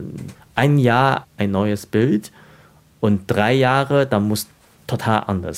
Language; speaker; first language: German; non-native, fluent; Chinese